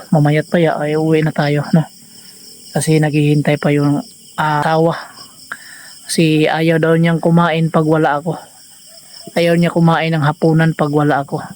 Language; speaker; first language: Filipino; non-native, local second language; Cebuano